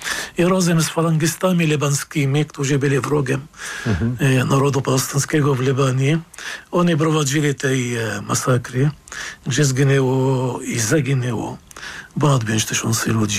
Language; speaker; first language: Polish; non-native, fluent; Arabic